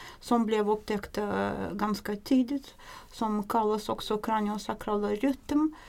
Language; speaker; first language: Swedish; non-native, fluent; Russian